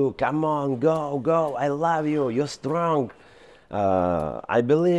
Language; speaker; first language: English; non-native, learner; Ukrainian